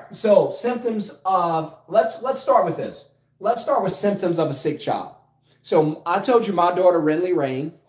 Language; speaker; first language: English; native; English